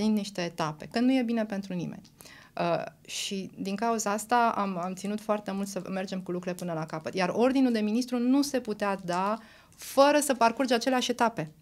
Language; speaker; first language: Romanian; native; Romanian